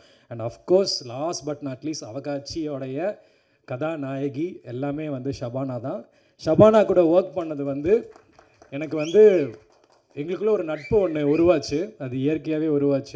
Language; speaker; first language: Tamil; native; Tamil